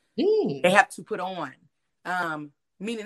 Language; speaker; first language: English; native; English